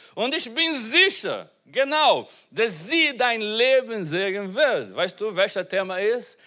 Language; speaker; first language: German; non-native, learner; Portuguese